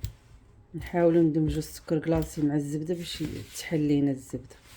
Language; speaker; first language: Arabic; native; Arabic